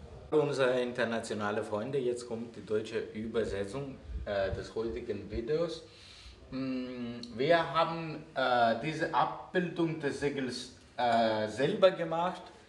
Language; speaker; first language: German; non-native, fluent; Greek